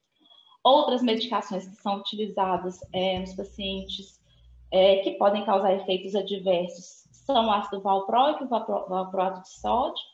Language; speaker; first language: Portuguese; native; Portuguese